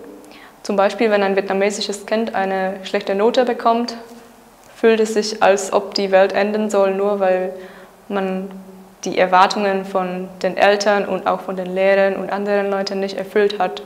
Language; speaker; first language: German; non-native, fluent; Czech